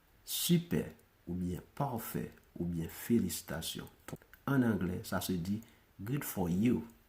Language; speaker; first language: French; non-native, local second language; Haitian Creole